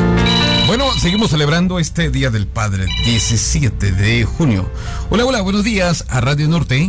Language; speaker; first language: Spanish; native; Spanish